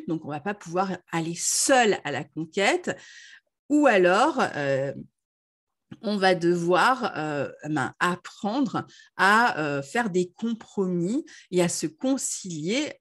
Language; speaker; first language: French; native; French